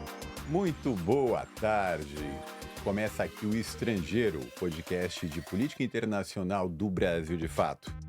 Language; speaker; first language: Portuguese; native; Portuguese